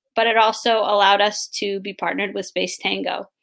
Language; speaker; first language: English; native; English